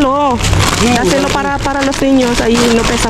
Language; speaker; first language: Spanish; non-native, learner; Filipino